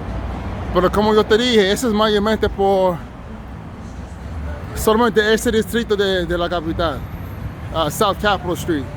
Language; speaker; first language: Spanish; non-native, learner; English